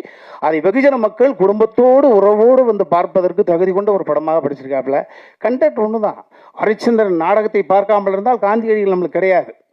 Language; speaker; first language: Tamil; native; Tamil